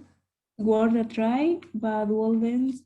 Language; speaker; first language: English; non-native, learner; Spanish